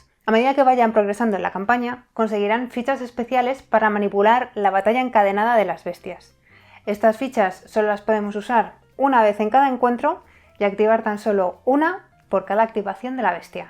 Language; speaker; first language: Spanish; native; Spanish